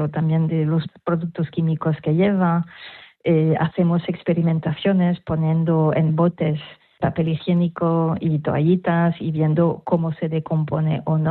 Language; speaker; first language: Spanish; non-native, fluent; French